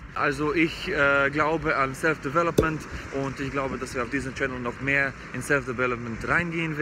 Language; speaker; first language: German; non-native, fluent; Croatian